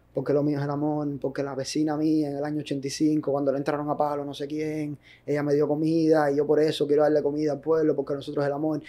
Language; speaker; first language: Spanish; native; Spanish